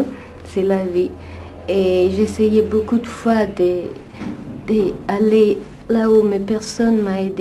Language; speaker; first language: French; non-native, fluent; Italian